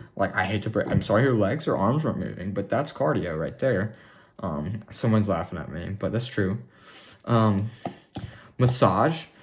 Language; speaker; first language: English; native; English